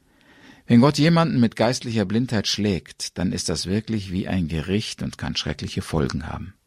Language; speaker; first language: German; native; German